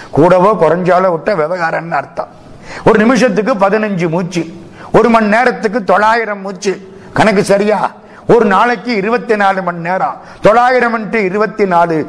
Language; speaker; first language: Tamil; native; Tamil